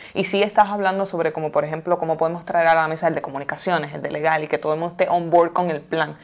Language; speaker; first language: Spanish; native; Spanish